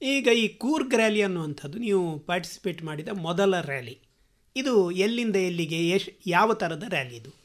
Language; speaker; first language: Kannada; native; Kannada